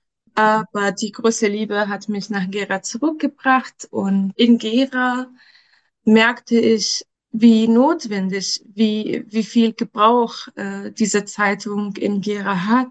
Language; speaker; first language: German; non-native, fluent; Arabic